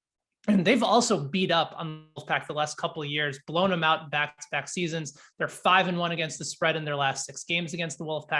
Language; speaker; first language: English; native; English